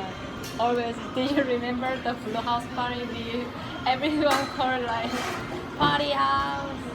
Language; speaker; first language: English; non-native, learner; Korean